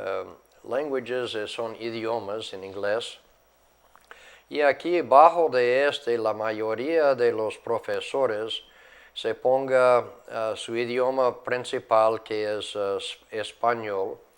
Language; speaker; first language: Spanish; non-native, fluent; English